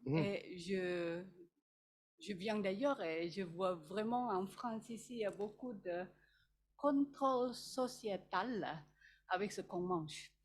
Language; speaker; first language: French; non-native, fluent; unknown